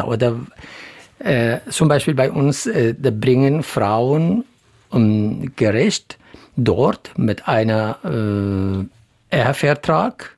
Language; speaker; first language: German; non-native, learner; Central Kurdish